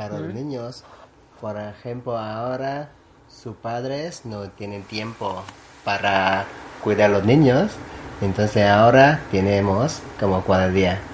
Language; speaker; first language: Spanish; non-native, learner; Thai